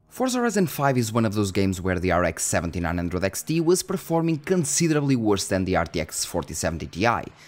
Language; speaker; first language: English; non-native, fluent; Portuguese